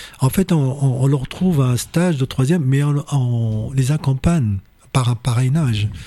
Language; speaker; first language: French; non-native, local second language; Arabic